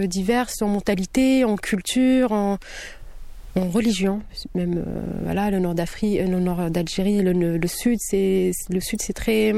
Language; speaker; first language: French; non-native, local second language; Kabyle